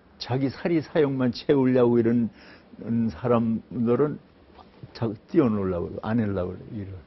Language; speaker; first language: Korean; native; Korean